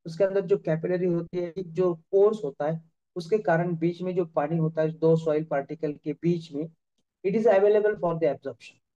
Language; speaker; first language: Hindi; non-native, local second language; Marathi